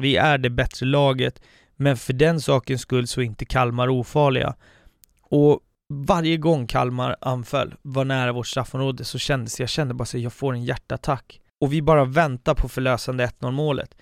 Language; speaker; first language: Swedish; native; Swedish